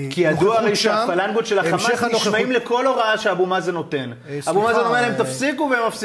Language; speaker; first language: Hebrew; native; Hebrew